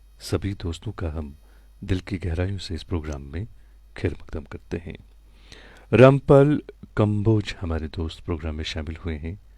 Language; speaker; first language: Hindi; non-native, local second language; Kashmiri